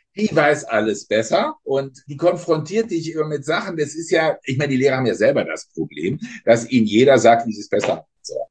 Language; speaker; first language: German; native; German